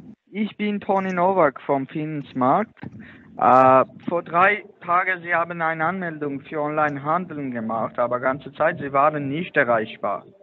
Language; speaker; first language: German; non-native, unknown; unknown